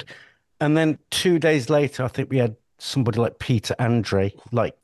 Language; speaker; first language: English; native; English